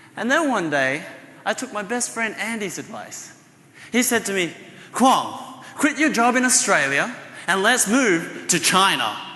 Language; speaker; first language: English; native; English